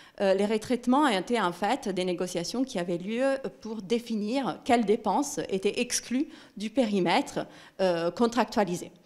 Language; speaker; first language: French; non-native, fluent; Italian